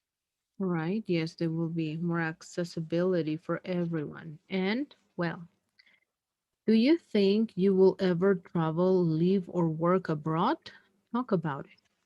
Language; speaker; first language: English; non-native, fluent; Spanish